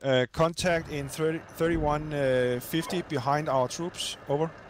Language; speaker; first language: English; non-native, fluent; Danish